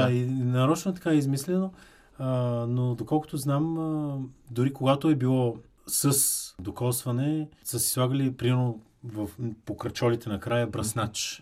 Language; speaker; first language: Bulgarian; native; Bulgarian